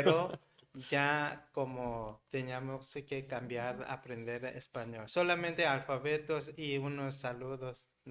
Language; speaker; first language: Spanish; non-native, learner; Korean